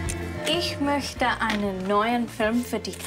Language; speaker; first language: German; non-native, learner; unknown